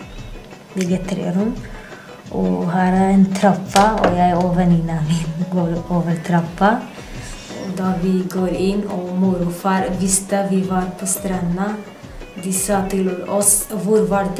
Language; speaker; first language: Norwegian; non-native, learner; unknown